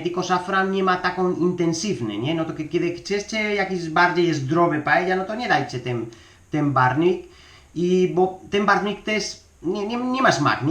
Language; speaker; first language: Polish; non-native, learner; Spanish